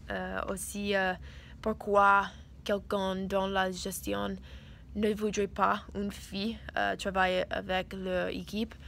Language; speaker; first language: French; non-native, learner; English